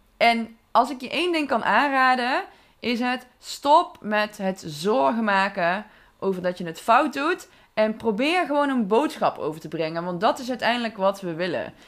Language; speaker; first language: Dutch; native; Dutch